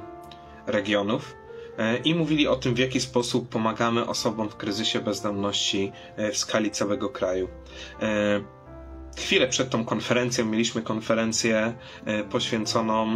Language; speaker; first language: Polish; native; Polish